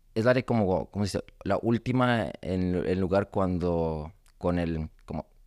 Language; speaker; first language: Spanish; early bilingual, heritage; Spanish